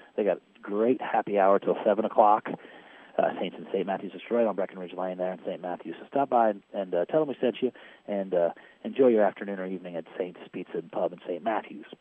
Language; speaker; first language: English; native; English